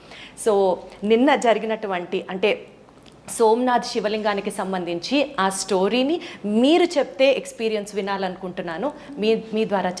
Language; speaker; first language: Telugu; native; Telugu